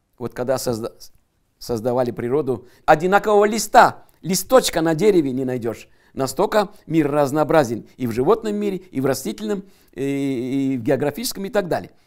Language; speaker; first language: Russian; non-native, local second language; Crimean Tatar